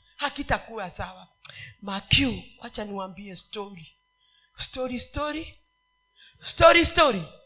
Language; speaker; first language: Swahili; non-native, local second language; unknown